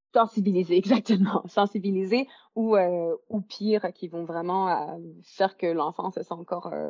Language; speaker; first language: French; native; French